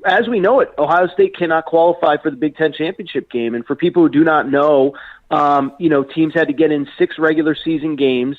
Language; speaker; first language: English; native; English